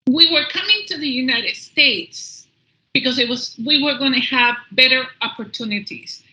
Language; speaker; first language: English; early bilingual, other home language; Spanish